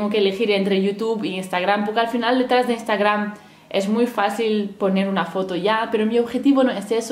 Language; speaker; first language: Spanish; native; Spanish